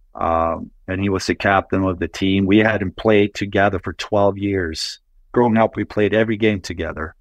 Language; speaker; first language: English; non-native, fluent; Swedish